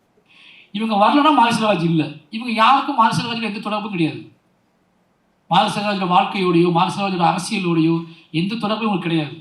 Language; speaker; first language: Tamil; native; Tamil